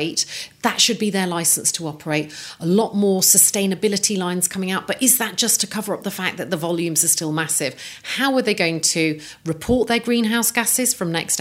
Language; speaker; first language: English; native; English